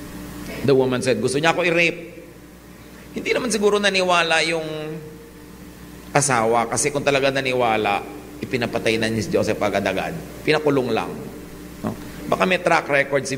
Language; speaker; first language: Filipino; native; Filipino